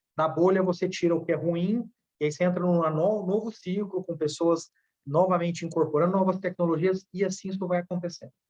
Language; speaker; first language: Portuguese; native; Portuguese